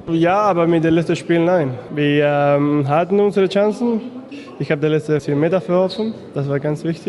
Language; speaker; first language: German; non-native, fluent; Spanish